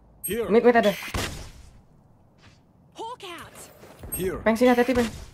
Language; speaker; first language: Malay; non-native, local second language; Javanese